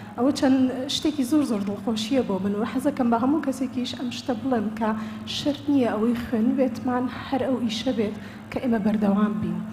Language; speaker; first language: Central Kurdish; early bilingual, heritage; Central Kurdish